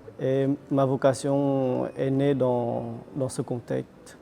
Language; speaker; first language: French; non-native, fluent; Vietnamese